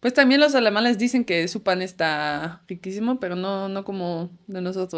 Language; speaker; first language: Spanish; non-native, fluent; Dutch